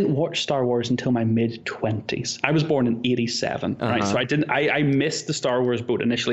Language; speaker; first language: English; native; English